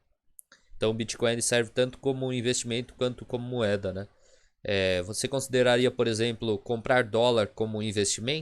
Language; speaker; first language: Portuguese; native; Portuguese